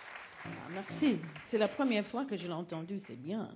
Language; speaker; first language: French; non-native, fluent; English